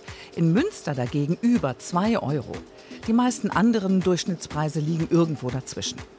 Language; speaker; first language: German; native; German